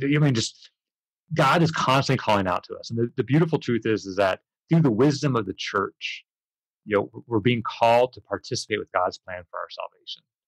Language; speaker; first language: English; early bilingual, other home language; Spanish